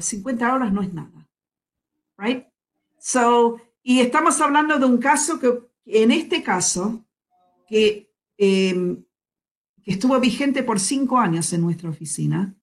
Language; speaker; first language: Spanish; non-native, fluent; English